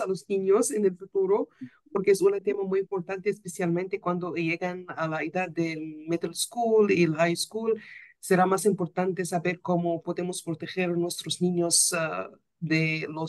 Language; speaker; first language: Spanish; non-native, fluent; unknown